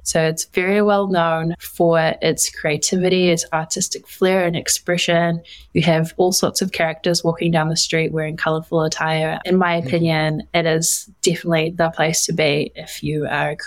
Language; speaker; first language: English; native; English